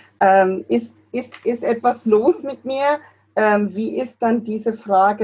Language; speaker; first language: German; non-native, fluent; English